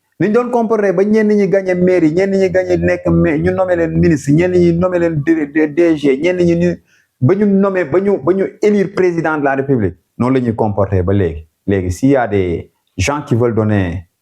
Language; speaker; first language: Wolof; non-native, local second language; Jola-Fonyi